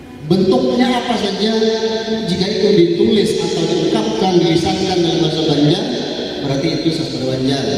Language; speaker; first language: Indonesian; non-native, local second language; Banjar